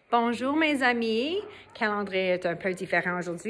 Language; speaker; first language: French; non-native, fluent; English